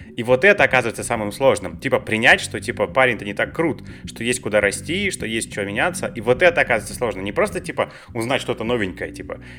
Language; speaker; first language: Russian; native; Russian